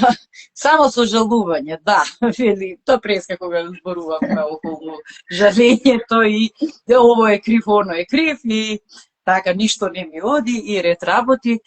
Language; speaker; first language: Macedonian; native; Macedonian